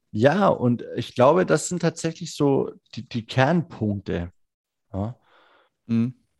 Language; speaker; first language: German; native; German